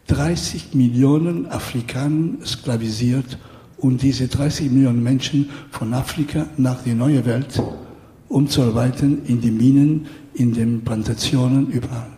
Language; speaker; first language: German; non-native, fluent; Catalan